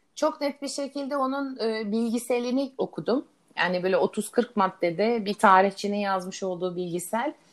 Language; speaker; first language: Turkish; native; Turkish